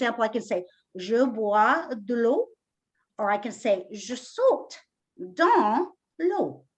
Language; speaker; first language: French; non-native, fluent; English